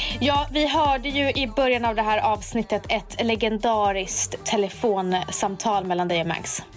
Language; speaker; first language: Swedish; native; Swedish